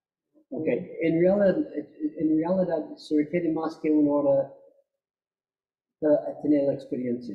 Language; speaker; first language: Spanish; non-native, fluent; English